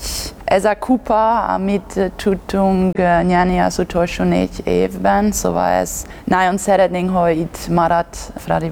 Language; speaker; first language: Hungarian; non-native, learner; German